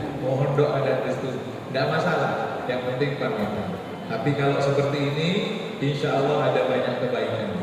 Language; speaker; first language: Indonesian; non-native, local second language; Madurese